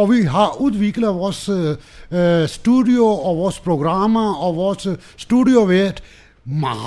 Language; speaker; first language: Danish; non-native, learner; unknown